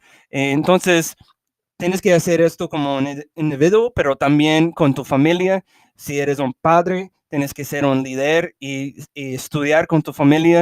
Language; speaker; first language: Spanish; early bilingual, heritage; English